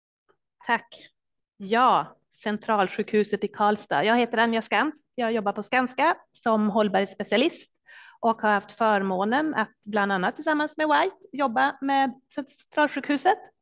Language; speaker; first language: Swedish; native; Swedish